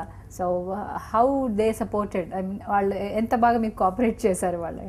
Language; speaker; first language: Telugu; native; Telugu